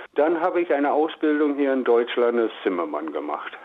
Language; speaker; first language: German; non-native, fluent; English